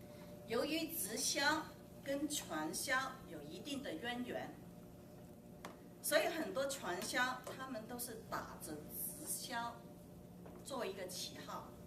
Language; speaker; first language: Chinese; native; Chinese